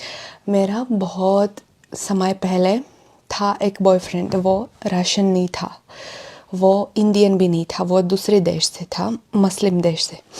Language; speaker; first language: Hindi; non-native, fluent; Russian